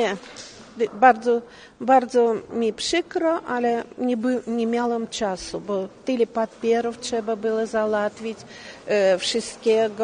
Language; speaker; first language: Polish; non-native, learner; Russian